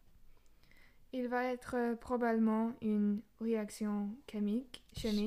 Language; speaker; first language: French; non-native, learner; English